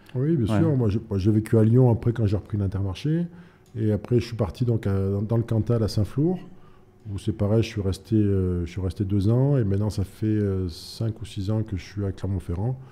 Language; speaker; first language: French; native; French